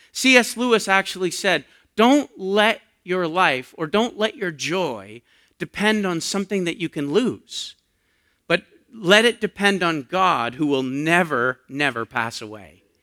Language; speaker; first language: English; native; English